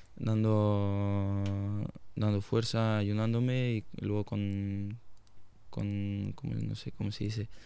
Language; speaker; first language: Spanish; non-native, fluent; French